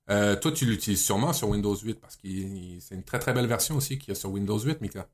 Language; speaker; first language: French; native; French